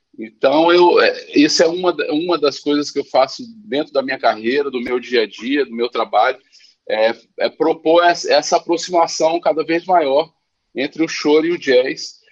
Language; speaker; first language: Portuguese; native; Portuguese